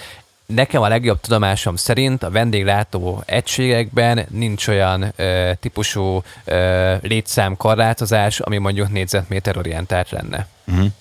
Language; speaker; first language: Hungarian; native; Hungarian